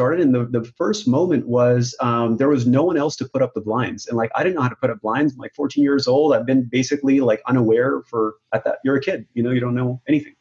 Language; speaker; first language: English; non-native, local second language; Urdu